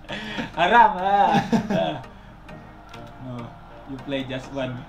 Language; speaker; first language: English; non-native, learner; Indonesian